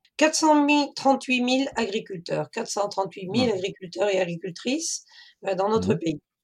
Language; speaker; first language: French; native; French